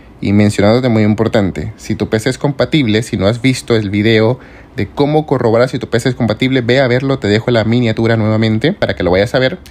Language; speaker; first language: Spanish; native; Spanish